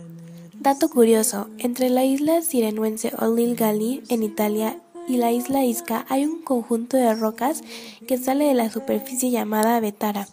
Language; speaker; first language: Spanish; native; Spanish